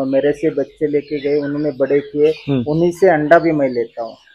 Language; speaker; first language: Hindi; non-native, local second language; Marathi